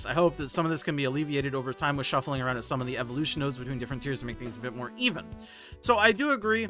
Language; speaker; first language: English; native; English